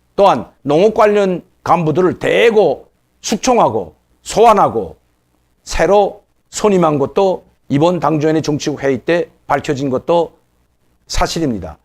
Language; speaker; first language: Korean; native; Korean